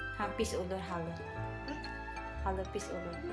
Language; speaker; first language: Turkish; non-native, learner; Filipino